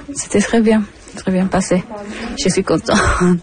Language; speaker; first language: French; non-native, learner; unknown